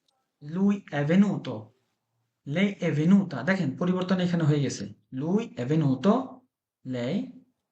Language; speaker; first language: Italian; non-native, fluent; Bangla